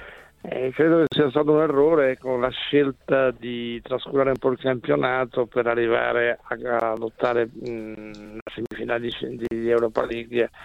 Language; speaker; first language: Italian; native; Italian